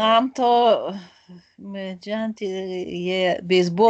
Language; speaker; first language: Hindi; non-native, learner; Russian